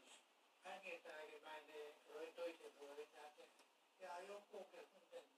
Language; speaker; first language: German; non-native, learner; Japanese